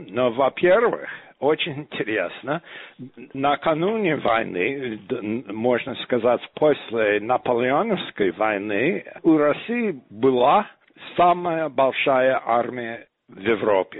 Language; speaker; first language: Russian; non-native, fluent; English